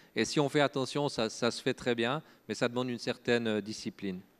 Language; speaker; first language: French; native; French